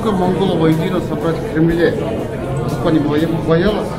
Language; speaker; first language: Russian; non-native, fluent; Mongolian